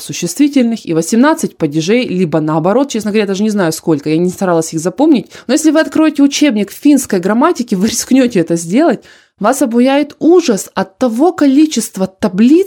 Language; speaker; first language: Russian; native; Russian